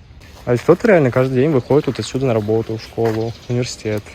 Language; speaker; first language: Russian; native; Russian